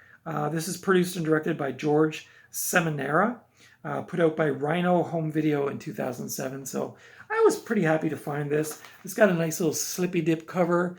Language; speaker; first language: English; native; English